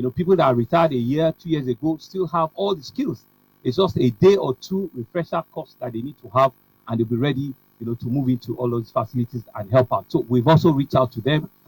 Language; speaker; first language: English; non-native, local second language; Yoruba